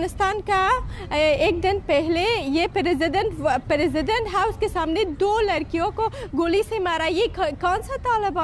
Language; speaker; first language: Hindi; non-native, learner; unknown